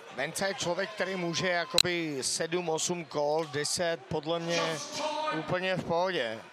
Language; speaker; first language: Czech; native; Czech